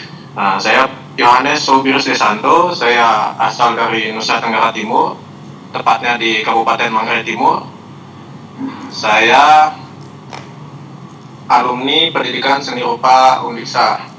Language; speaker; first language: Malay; non-native, local second language; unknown